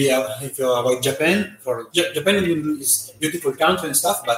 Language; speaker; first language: English; non-native, fluent; Italian